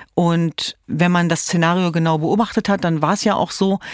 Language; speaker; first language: German; native; German